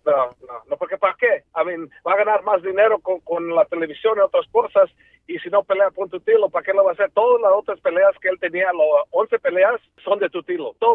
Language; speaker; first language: Spanish; early bilingual, heritage; Spanish